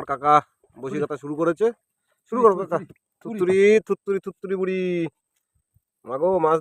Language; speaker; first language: Bangla; native; Bangla